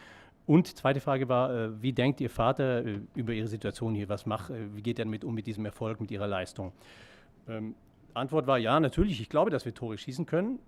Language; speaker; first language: German; native; German